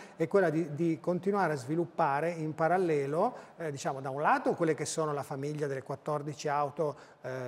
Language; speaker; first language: Italian; native; Italian